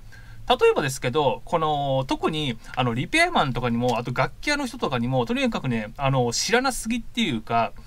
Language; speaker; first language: Japanese; native; Japanese